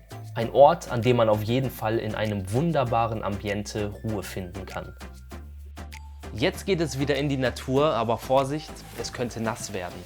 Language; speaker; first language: German; native; German